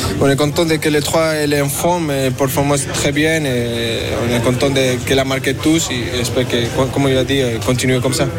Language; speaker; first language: French; non-native, learner; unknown